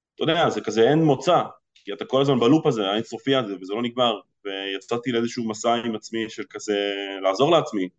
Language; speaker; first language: Hebrew; early bilingual, other home language; Russian